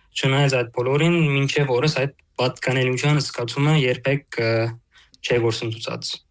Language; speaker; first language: Armenian; early bilingual, heritage; Armenian